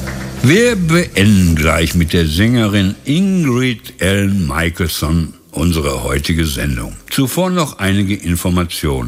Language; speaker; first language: German; native; German